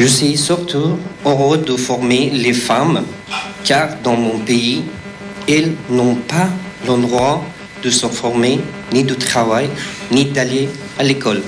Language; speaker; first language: French; non-native, fluent; Persian